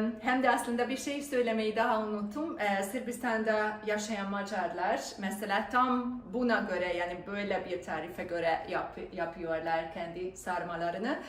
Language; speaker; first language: Turkish; non-native, fluent; Hungarian